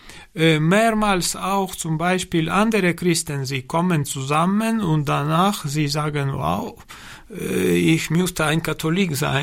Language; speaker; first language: German; non-native, learner; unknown